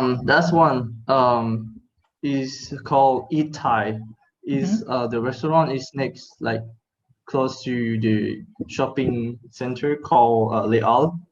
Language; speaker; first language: English; non-native, fluent; Thai